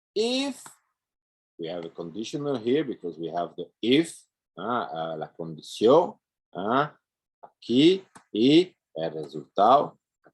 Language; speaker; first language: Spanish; non-native, fluent; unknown